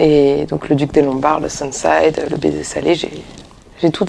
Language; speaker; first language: French; native; French